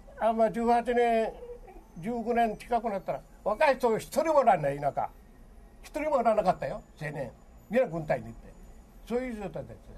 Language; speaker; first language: Japanese; early bilingual, other home language; Korean